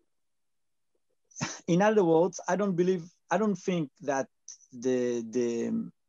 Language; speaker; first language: English; non-native, learner; Hebrew